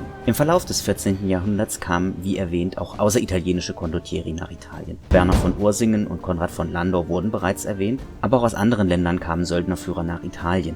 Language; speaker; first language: German; native; German